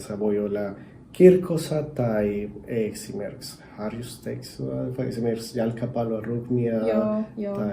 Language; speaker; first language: Finnish; non-native, learner; Spanish